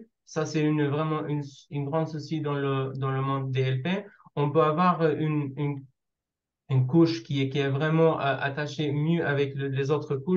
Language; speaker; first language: French; non-native, learner; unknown